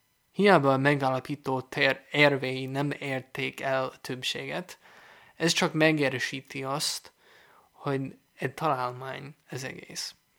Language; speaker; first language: Hungarian; non-native, fluent; English